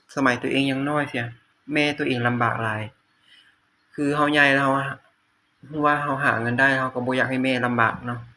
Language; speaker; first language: Lao; native; Lao